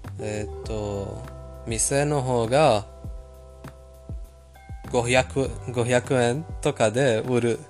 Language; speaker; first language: Japanese; non-native, fluent; Persian